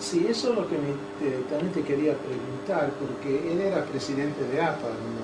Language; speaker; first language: Spanish; non-native, fluent; English